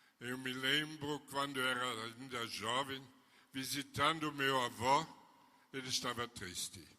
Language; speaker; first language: Portuguese; non-native, fluent; German